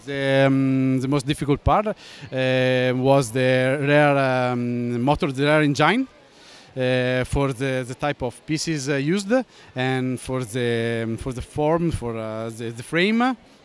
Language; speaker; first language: English; non-native, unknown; Italian